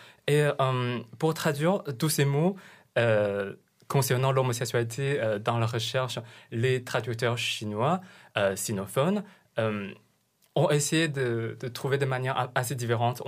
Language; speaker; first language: French; non-native, fluent; Chinese